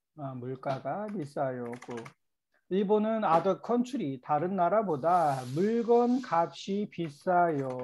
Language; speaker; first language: Korean; native; Korean